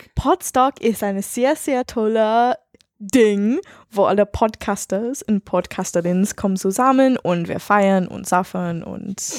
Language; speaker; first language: German; non-native, learner; English